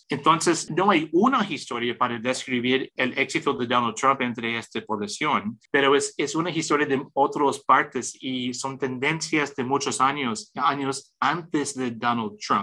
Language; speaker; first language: Spanish; early bilingual, heritage; English